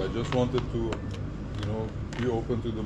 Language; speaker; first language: English; non-native, fluent; Persian